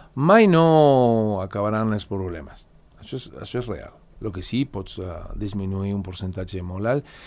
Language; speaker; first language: Catalan; non-native, fluent; Spanish